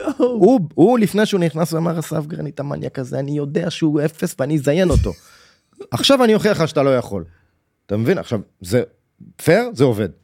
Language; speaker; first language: Hebrew; native; Hebrew